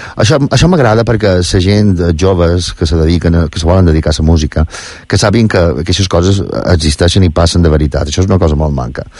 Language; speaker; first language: Catalan; native; Catalan